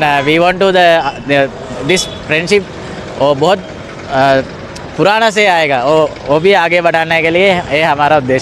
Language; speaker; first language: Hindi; non-native, learner; Sinhala